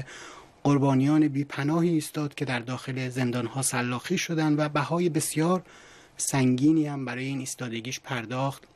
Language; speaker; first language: Persian; native; Persian